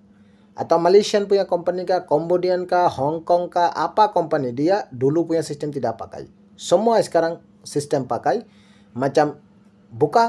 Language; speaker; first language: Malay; non-native, learner; Bangla